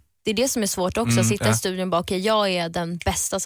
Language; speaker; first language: Swedish; native; Swedish